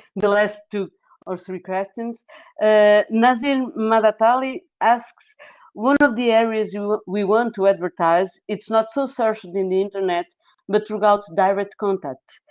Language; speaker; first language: English; non-native, fluent; Portuguese